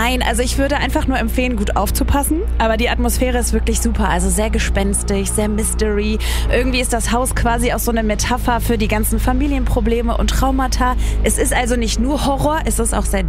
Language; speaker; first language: German; native; German